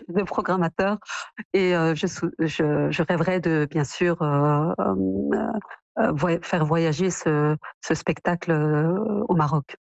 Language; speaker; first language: French; native; French